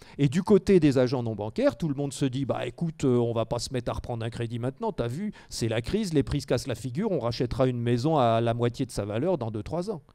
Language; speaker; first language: French; native; French